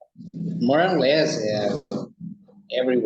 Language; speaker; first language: English; non-native, learner; Spanish